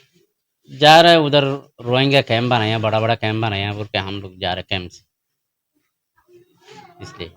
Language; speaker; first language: Hindi; non-native, learner; Rohingya